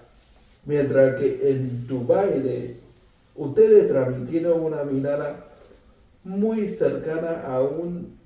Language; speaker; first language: Spanish; non-native, fluent; Chinese